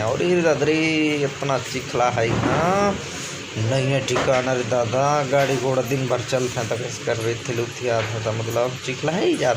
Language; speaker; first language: Hindi; non-native, local second language; Chhattisgarhi